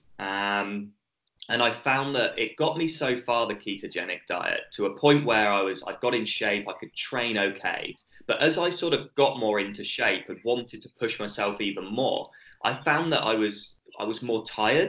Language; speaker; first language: English; native; English